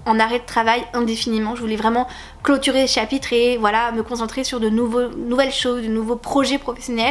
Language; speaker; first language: French; native; French